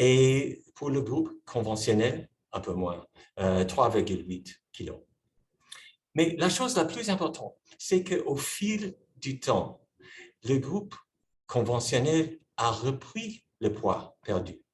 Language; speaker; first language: French; non-native, fluent; English